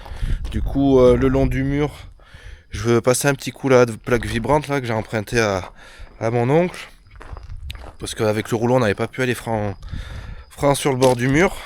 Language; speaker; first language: French; native; French